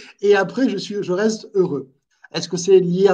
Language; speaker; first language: French; native; French